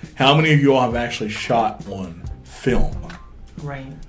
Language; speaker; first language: English; native; English